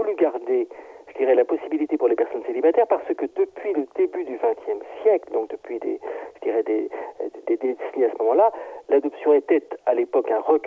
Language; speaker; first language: French; native; French